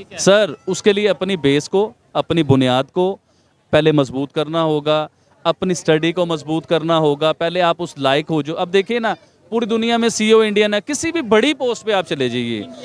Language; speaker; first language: Urdu; non-native, local second language; Punjabi